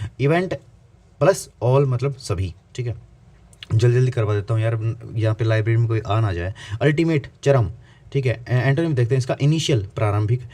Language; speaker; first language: Hindi; native; Hindi